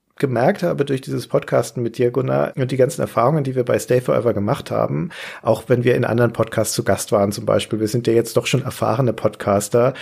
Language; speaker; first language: German; native; German